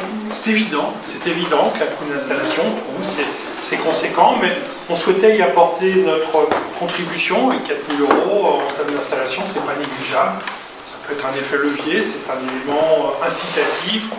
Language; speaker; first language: French; native; French